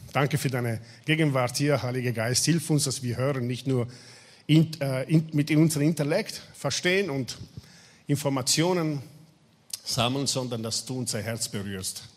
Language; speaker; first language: German; non-native, fluent; Italian